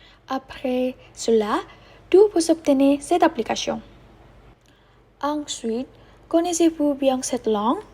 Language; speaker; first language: French; non-native, learner; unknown